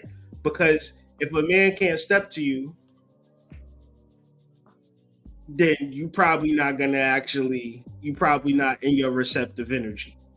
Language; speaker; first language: English; native; English